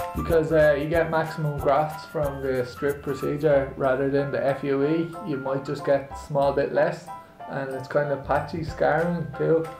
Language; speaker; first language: English; native; English